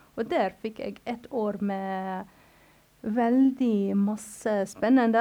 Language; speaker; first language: Norwegian; non-native, fluent; Arabic